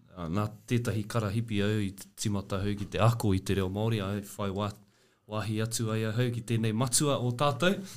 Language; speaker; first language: Māori; non-native, local second language; English